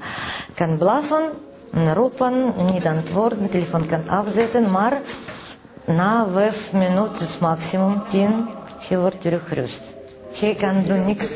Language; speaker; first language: Dutch; non-native, learner; Russian